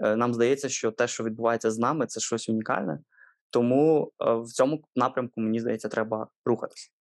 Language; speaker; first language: Ukrainian; native; Ukrainian